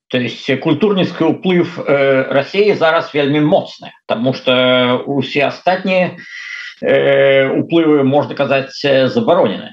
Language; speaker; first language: Belarusian; non-native, local second language; Russian